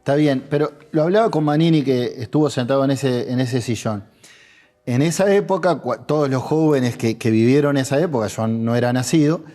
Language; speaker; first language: Spanish; native; Spanish